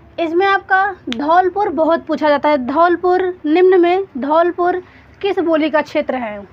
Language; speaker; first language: Hindi; native; Hindi